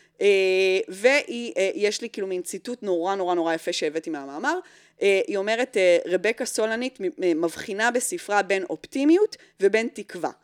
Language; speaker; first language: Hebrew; early bilingual, other home language; English